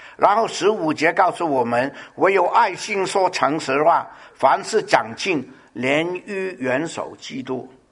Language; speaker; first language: Chinese; non-native, local second language; Cantonese